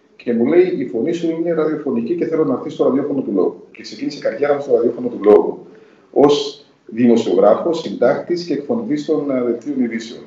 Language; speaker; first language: Greek; native; Greek